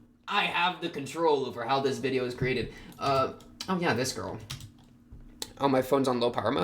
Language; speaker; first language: English; native; English